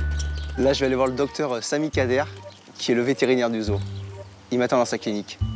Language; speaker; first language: French; native; French